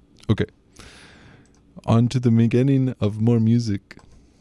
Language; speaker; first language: English; native; English